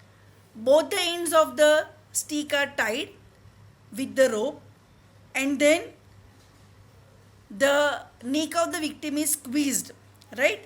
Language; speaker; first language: English; non-native, local second language; Gujarati